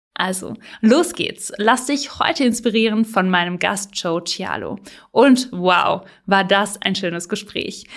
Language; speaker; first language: German; native; German